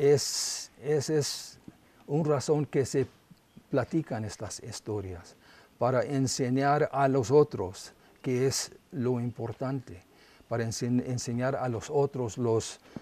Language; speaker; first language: Spanish; non-native, local second language; English